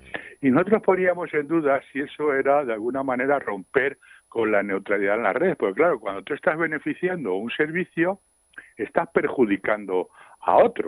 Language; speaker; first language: Spanish; native; Spanish